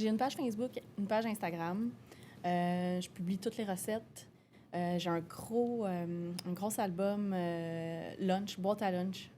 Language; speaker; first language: French; native; French